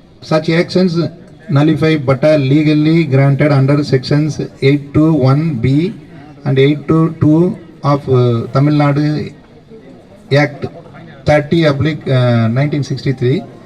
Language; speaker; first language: English; non-native, local second language; Tamil